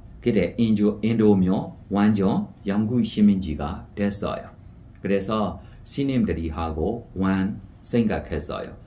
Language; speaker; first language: Korean; non-native, fluent; Burmese